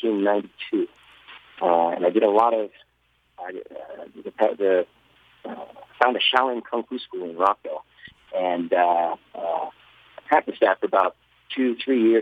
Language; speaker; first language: English; native; English